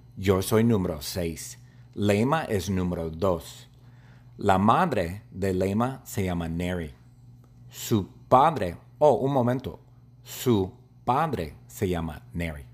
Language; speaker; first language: Spanish; non-native, fluent; English